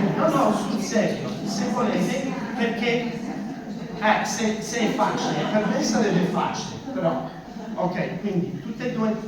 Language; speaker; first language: Italian; non-native, fluent; English